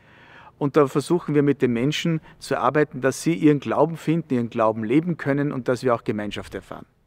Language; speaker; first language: German; native; German